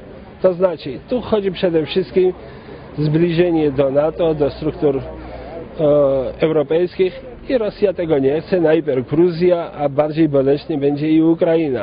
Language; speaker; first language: Polish; non-native, fluent; Georgian